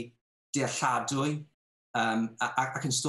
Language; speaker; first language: Welsh; native; Welsh